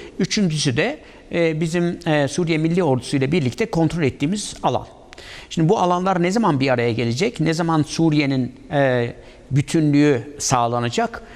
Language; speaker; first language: Turkish; native; Turkish